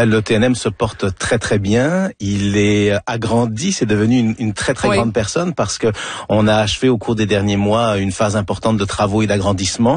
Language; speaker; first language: French; native; French